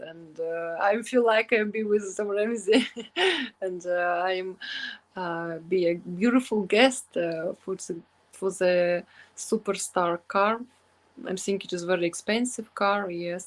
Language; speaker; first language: English; non-native, learner; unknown